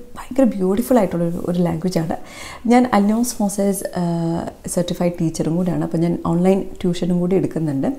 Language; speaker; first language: Malayalam; early bilingual, heritage; Malayalam